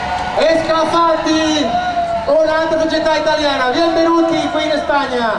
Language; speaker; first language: Italian; non-native, fluent; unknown